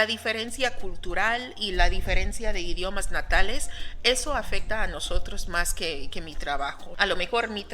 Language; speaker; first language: Spanish; non-native, fluent; English